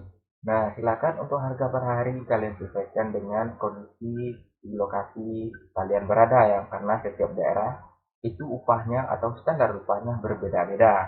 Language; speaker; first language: Indonesian; native; Indonesian